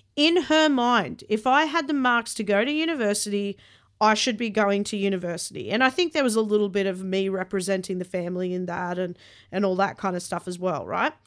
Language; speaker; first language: English; early bilingual, other home language; Hindi